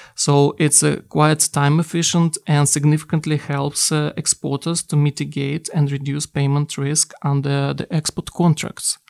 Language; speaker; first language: English; non-native, fluent; Ukrainian